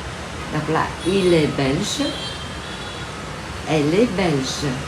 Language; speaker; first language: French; non-native, fluent; Vietnamese